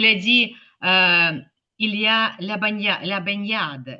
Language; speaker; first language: French; non-native, fluent; Ukrainian